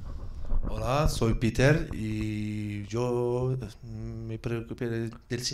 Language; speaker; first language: Spanish; non-native, learner; French